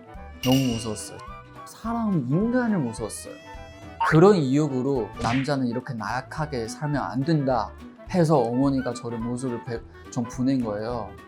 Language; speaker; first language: Korean; non-native, fluent; Chinese